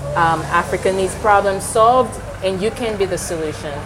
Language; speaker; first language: English; non-native, local second language; Yoruba